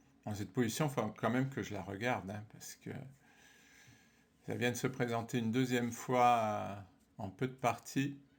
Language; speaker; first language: French; native; French